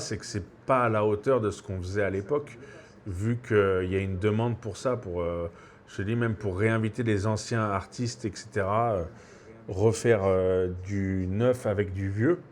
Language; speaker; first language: French; native; French